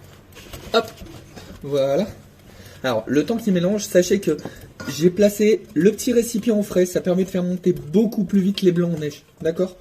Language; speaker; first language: French; native; French